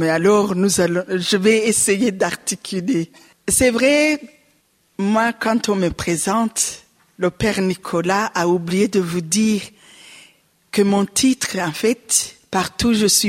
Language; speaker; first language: French; non-native, local second language; Rundi